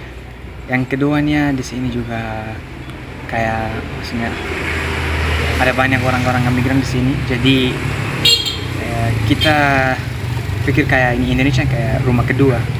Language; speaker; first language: Indonesian; non-native, learner; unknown